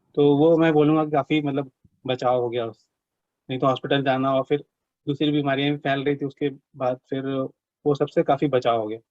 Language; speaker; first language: Hindi; native; Hindi